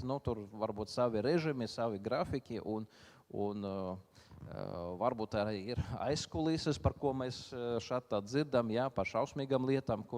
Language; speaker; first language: Latvian; non-native, local second language; Russian